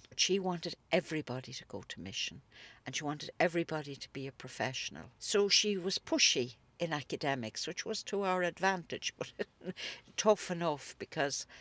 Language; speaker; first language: English; native; English